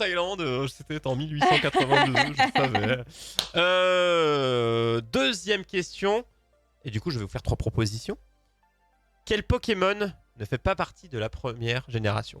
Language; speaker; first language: French; native; French